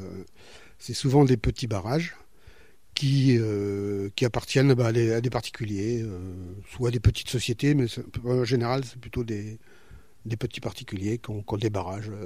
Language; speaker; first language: French; native; French